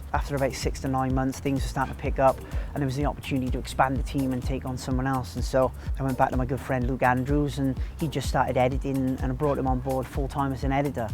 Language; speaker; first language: English; native; English